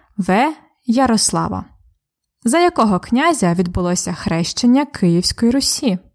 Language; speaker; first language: Ukrainian; native; Ukrainian